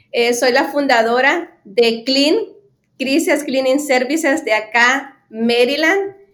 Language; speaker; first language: Spanish; native; Spanish